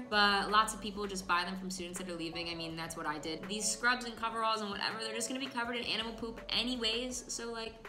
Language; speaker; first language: English; native; English